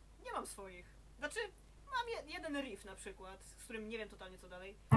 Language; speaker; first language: Polish; native; Polish